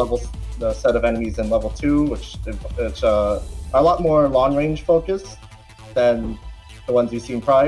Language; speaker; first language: English; native; English